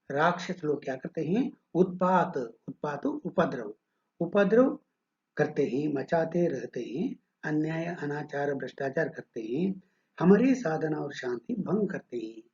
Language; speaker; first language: Hindi; non-native, local second language; Kannada